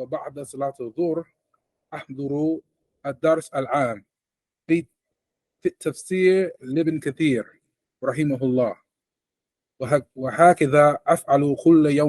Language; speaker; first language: Arabic; non-native, learner; English